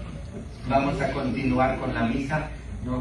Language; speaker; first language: Spanish; non-native, fluent; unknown